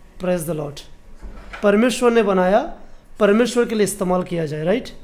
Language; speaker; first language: Hindi; non-native, local second language; Bangla